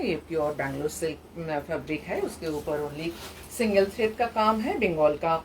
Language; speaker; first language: Hindi; non-native, local second language; Bangla